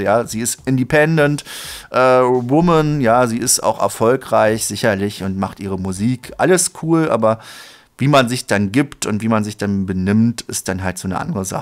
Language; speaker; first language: German; native; German